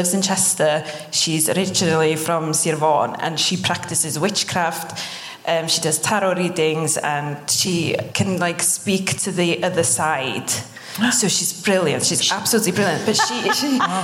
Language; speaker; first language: English; non-native, local second language; Welsh